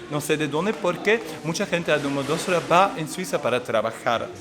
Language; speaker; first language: Spanish; non-native, fluent; Dutch